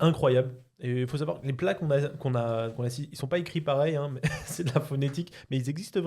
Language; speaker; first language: French; native; French